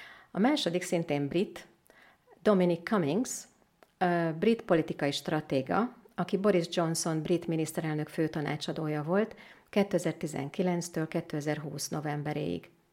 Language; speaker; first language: Hungarian; native; Hungarian